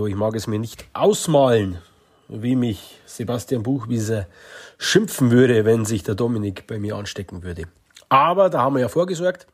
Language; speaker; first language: German; native; German